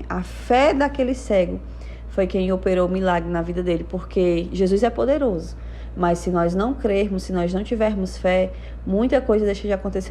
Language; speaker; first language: Portuguese; native; Portuguese